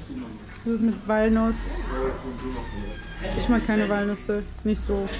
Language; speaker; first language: German; early bilingual, other home language; Arabic